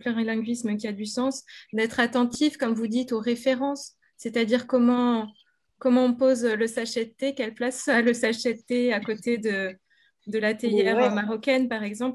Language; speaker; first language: French; native; French